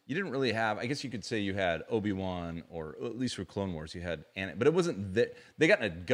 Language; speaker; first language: English; native; English